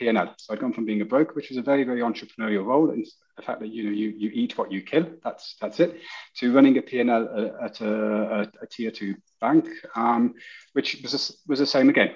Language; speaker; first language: English; native; English